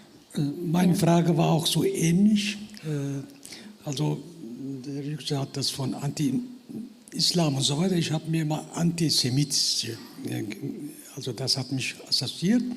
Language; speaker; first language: German; non-native, fluent; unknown